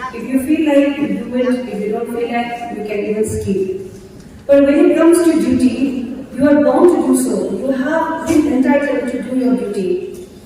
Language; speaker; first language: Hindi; non-native, local second language; Bangla